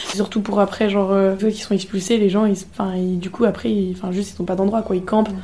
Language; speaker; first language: French; native; French